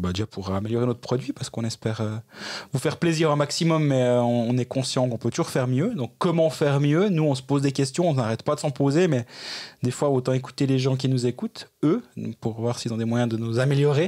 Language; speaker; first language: French; native; French